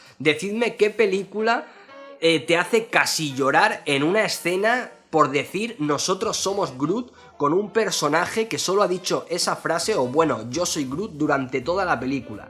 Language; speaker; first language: Spanish; native; Spanish